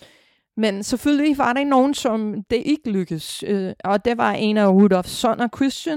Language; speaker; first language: Danish; non-native, fluent; English